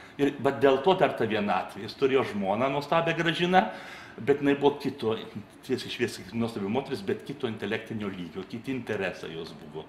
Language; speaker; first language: Lithuanian; native; Lithuanian